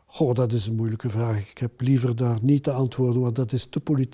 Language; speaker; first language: Dutch; non-native, local second language; French